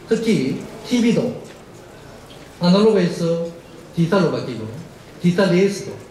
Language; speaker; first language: Korean; native; Korean